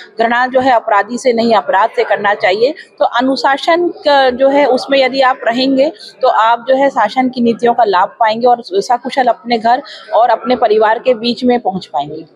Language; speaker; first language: Hindi; native; Hindi